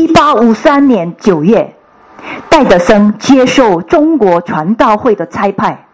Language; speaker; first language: Chinese; non-native, fluent; Korean